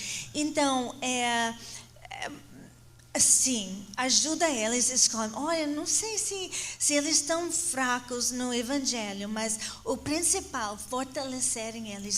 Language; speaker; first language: Portuguese; non-native, fluent; English